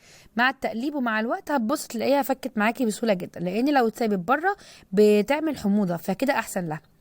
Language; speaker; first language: Arabic; native; Arabic